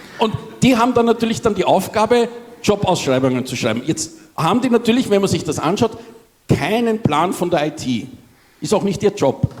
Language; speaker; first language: German; native; German